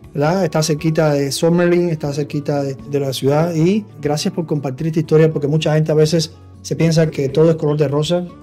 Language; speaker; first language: Spanish; native; Spanish